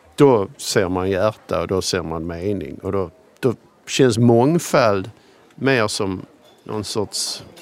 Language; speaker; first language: Swedish; native; Swedish